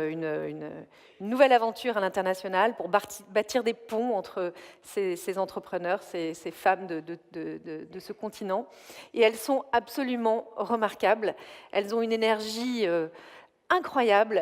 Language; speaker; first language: French; native; French